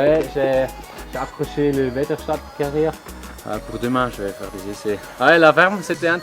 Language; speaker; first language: French; non-native, fluent; German